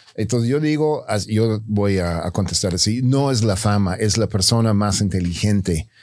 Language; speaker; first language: Spanish; non-native, fluent; English